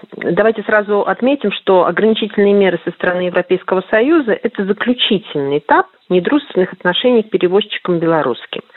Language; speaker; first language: Russian; native; Russian